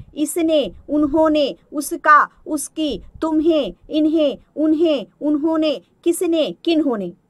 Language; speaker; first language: Hindi; non-native, local second language; Telugu